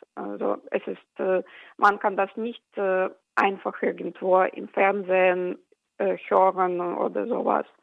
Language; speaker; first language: German; non-native, fluent; Russian